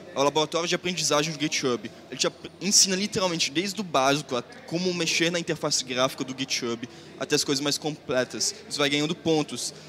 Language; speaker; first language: Portuguese; non-native, fluent; German